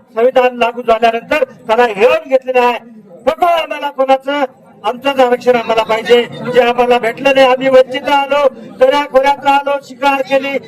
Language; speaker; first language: Marathi; non-native, local second language; Lambadi